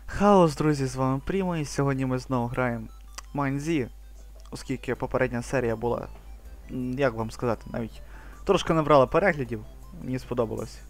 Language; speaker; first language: Ukrainian; native; Ukrainian